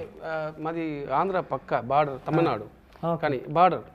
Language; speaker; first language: Telugu; non-native, learner; Tamil